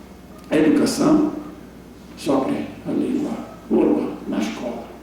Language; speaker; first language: Portuguese; non-native, fluent; English